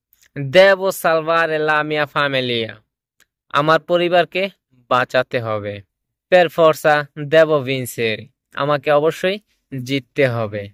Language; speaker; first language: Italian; non-native, learner; Bangla